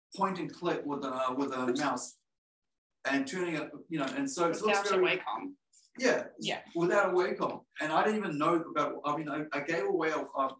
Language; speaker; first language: English; native; English